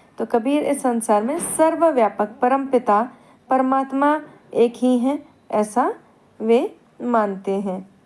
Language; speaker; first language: Hindi; native; Hindi